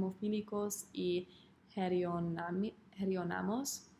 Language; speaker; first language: Spanish; non-native, learner; English